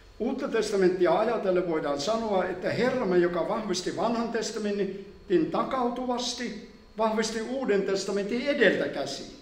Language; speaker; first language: Finnish; native; Finnish